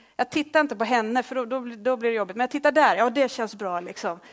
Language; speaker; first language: Swedish; native; Swedish